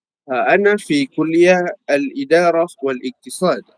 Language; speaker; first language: Arabic; non-native, learner; Malay